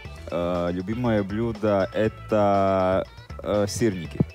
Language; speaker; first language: Russian; non-native, fluent; Latvian